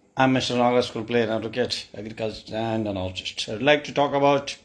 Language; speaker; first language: English; non-native, local second language; Kannada